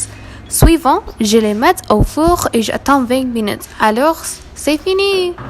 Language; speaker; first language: French; non-native, learner; English